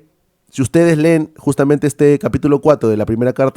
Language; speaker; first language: Spanish; native; Spanish